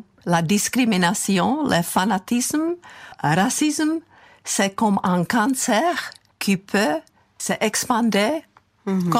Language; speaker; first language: French; non-native, fluent; Czech